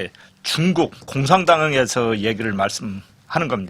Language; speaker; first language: Korean; non-native, local second language; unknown